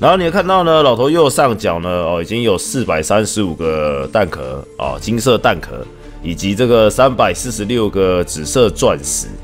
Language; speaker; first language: Chinese; native; Chinese